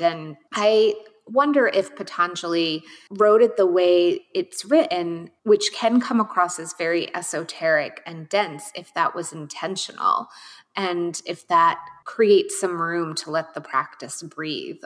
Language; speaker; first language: English; native; English